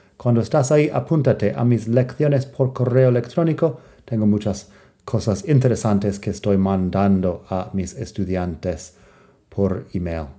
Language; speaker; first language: Spanish; non-native, fluent; English